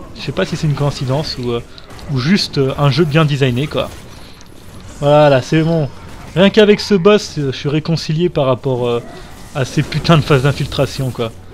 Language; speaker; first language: French; native; French